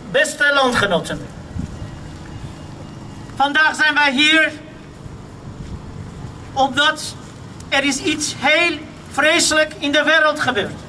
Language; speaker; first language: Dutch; non-native, fluent; Armenian